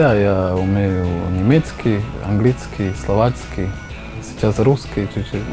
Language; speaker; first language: Russian; non-native, learner; Slovak